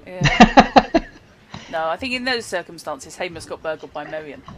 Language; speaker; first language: English; native; English